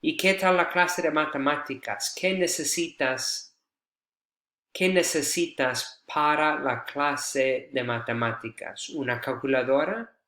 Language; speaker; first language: Spanish; non-native, fluent; English